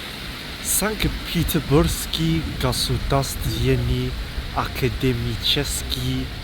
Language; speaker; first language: Russian; non-native, learner; English